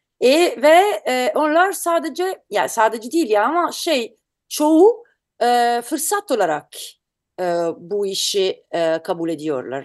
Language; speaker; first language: Turkish; non-native, learner; Italian